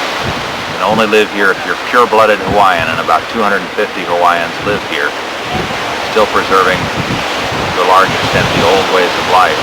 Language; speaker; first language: English; native; English